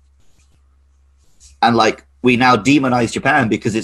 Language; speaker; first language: English; native; English